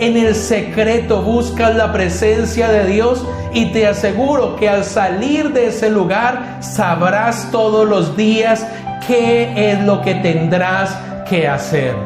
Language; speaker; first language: Spanish; native; Spanish